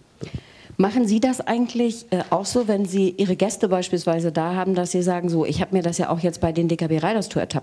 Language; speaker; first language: German; native; German